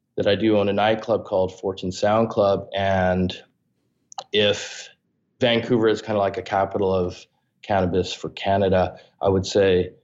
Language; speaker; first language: English; native; English